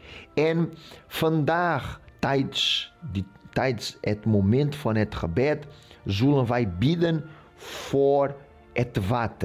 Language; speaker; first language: Dutch; non-native, local second language; Portuguese